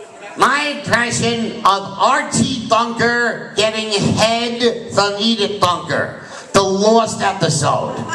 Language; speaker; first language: English; native; English